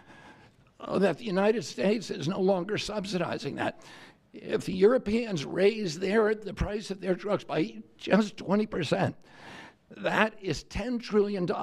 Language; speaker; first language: English; native; English